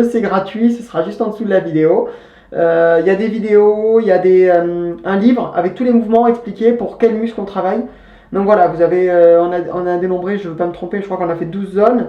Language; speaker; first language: French; native; French